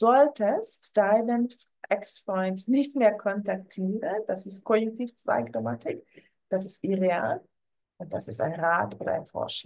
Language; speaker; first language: German; non-native, fluent; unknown